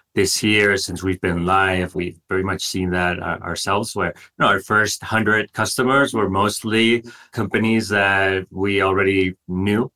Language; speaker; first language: English; non-native, fluent; Spanish